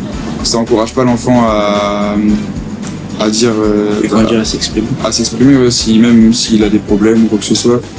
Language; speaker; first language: French; native; French